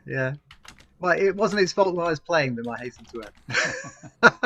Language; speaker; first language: English; native; English